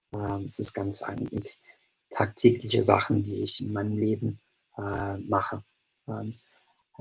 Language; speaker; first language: German; non-native, fluent; English